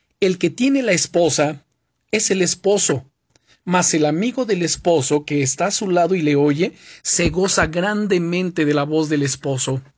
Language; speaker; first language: Spanish; native; Spanish